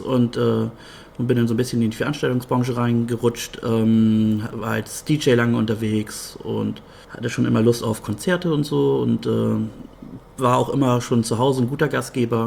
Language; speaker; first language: German; native; German